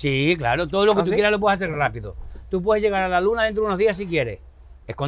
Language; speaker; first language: Spanish; native; Spanish